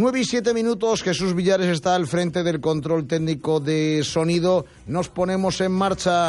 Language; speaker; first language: Spanish; native; Spanish